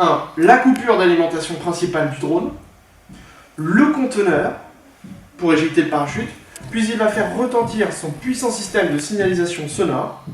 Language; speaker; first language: French; native; French